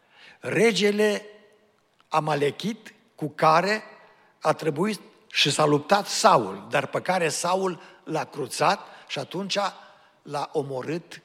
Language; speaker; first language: Romanian; native; Romanian